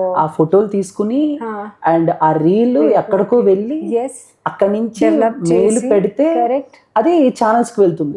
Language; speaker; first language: Telugu; native; Telugu